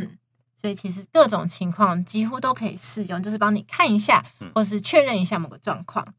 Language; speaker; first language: Chinese; native; Chinese